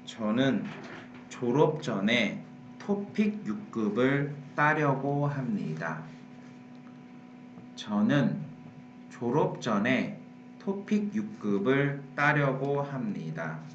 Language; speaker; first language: Korean; non-native, fluent; Vietnamese